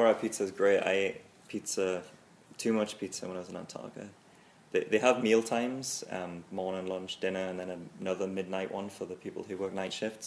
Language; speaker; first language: English; native; English